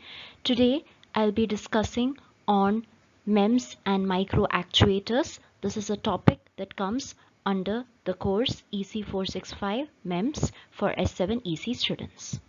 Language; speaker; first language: English; non-native, local second language; Malayalam